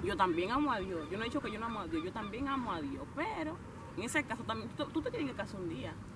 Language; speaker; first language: Spanish; native; Spanish